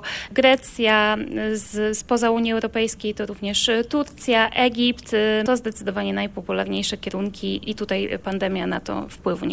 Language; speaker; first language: Polish; native; Polish